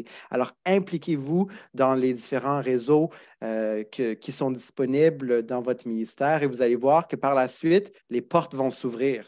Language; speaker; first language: French; native; French